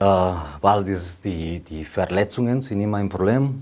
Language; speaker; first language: German; non-native, learner; Spanish